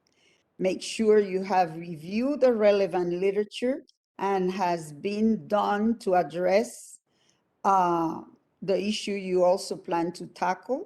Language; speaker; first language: English; non-native, fluent; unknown